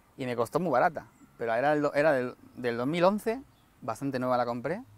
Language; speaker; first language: Spanish; native; Spanish